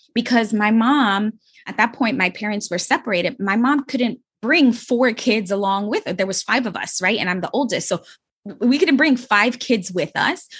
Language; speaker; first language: English; native; English